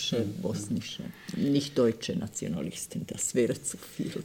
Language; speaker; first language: German; non-native, fluent; Croatian